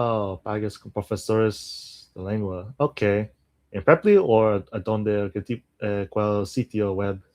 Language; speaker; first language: Spanish; non-native, learner; English